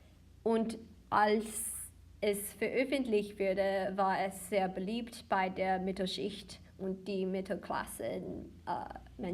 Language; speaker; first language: German; non-native, learner; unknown